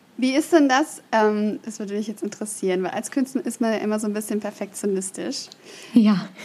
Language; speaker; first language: German; native; German